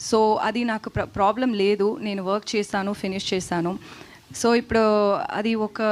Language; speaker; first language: Telugu; non-native, learner; Tamil